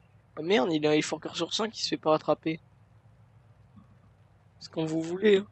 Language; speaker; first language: French; native; French